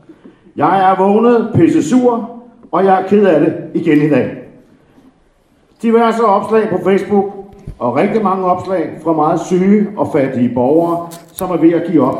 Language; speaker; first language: Danish; native; Danish